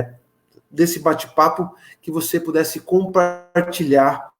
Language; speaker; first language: Portuguese; native; Portuguese